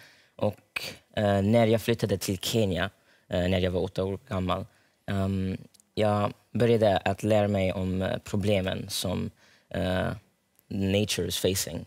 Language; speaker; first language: Swedish; early bilingual, heritage; Swedish